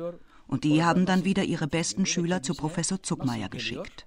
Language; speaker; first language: German; native; German